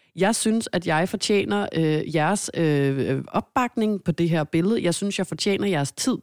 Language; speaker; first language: Danish; native; Danish